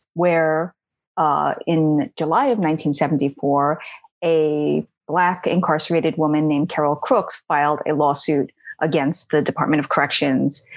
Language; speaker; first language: English; native; English